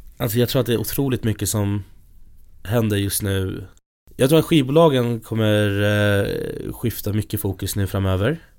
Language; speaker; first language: Swedish; native; Swedish